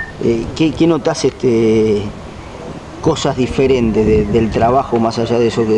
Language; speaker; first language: Spanish; native; Spanish